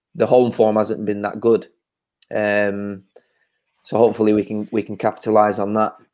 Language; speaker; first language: English; native; English